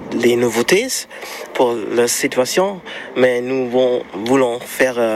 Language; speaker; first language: French; non-native, learner; German